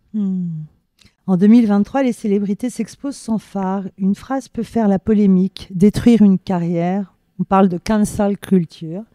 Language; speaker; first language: French; native; French